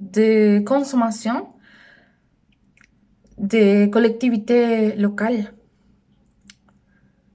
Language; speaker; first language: French; non-native, learner; Spanish